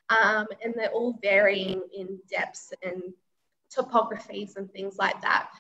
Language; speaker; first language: English; native; English